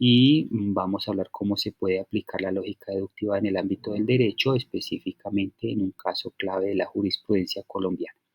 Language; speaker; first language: Spanish; native; Spanish